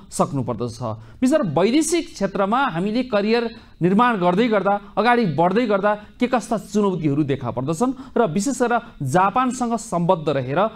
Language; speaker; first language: Nepali; native; Nepali